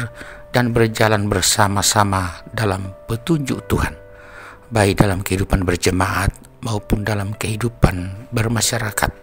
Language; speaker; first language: Indonesian; native; Indonesian